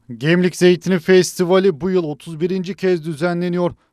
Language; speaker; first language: Turkish; native; Turkish